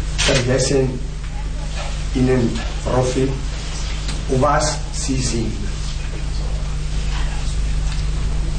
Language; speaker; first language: German; non-native, learner; Italian